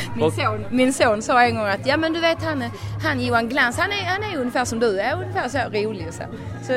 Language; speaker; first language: Swedish; native; Swedish